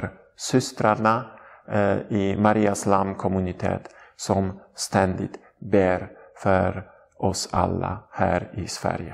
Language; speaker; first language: Swedish; non-native, fluent; Polish